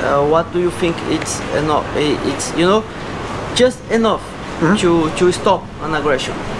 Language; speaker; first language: English; non-native, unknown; Portuguese